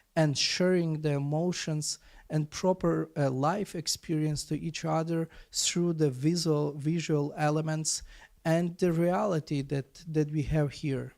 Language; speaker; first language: English; non-native, fluent; Ukrainian